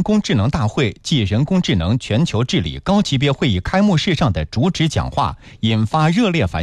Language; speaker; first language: Chinese; native; Chinese